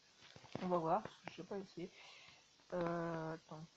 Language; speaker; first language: French; native; French